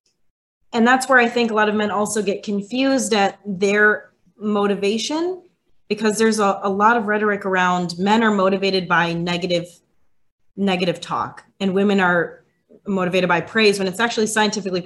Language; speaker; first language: English; native; English